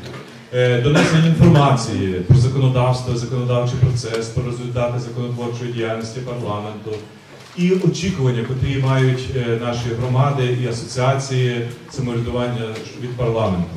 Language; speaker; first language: Ukrainian; native; Ukrainian